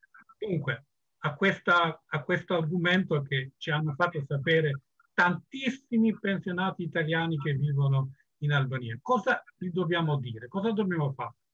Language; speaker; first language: Italian; non-native, fluent; Albanian